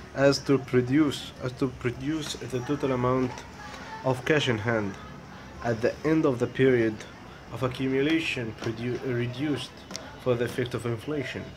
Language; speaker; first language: English; non-native, fluent; Arabic